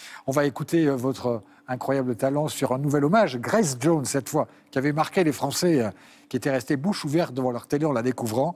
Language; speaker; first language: French; native; French